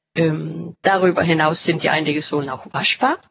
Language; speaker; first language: German; non-native, fluent; Danish